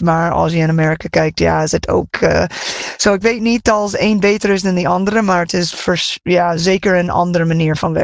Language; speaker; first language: Dutch; non-native, fluent; English